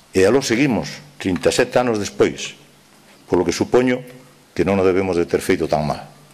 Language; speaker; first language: Galician; native; Galician